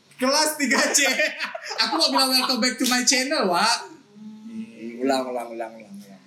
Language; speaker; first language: Indonesian; non-native, local second language; Javanese